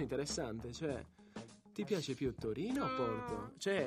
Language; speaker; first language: Italian; native; Italian